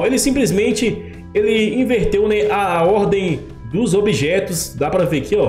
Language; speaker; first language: Portuguese; native; Portuguese